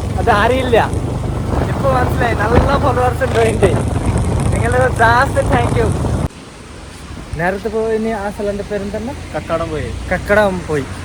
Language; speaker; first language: Malayalam; native; Malayalam